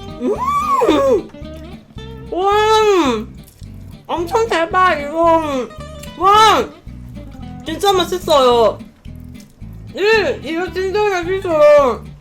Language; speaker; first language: Korean; non-native, learner; Cantonese